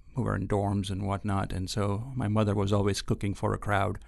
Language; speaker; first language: English; non-native, local second language; Gujarati